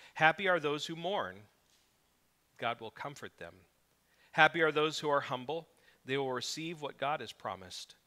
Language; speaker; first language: English; native; English